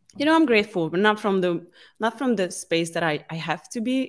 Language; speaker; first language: English; non-native, fluent; Hungarian